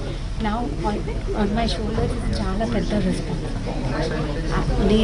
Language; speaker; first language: Telugu; non-native, local second language; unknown